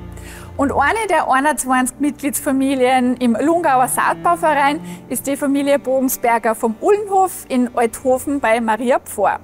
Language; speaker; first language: German; native; German